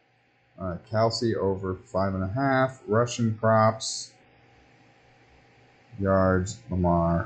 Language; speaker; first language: English; native; English